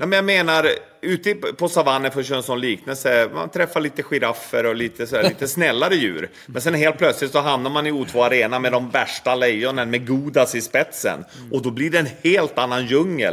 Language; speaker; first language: Swedish; native; Swedish